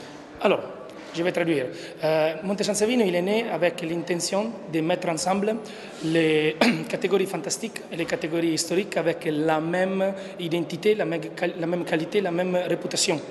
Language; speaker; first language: French; non-native, learner; Italian